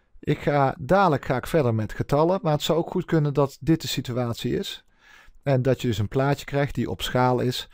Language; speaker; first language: Dutch; native; Dutch